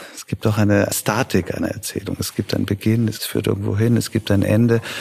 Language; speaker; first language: German; native; German